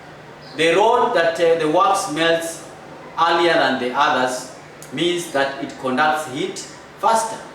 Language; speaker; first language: English; non-native, local second language; Swahili